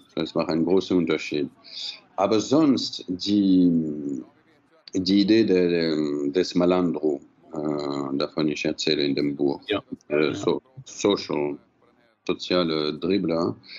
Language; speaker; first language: German; non-native, fluent; French